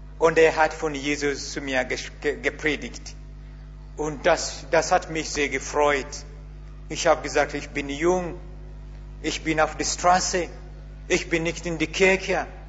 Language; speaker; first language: German; non-native, learner; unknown